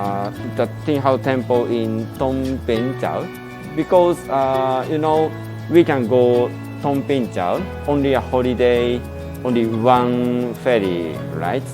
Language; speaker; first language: English; non-native, learner; Japanese